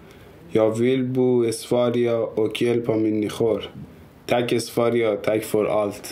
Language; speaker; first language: Swedish; non-native, learner; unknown